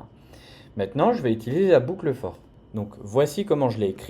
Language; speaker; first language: French; native; French